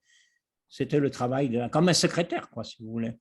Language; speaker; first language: French; native; French